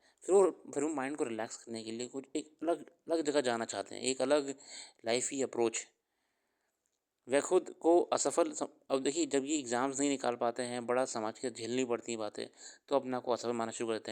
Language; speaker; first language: Hindi; native; Hindi